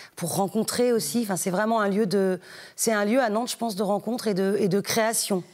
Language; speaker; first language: French; native; French